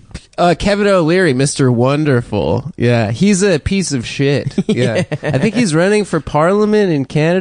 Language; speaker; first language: English; native; English